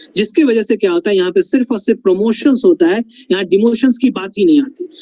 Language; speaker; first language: Hindi; non-native, local second language; Bangla